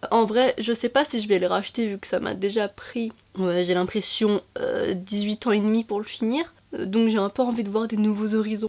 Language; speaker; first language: French; native; French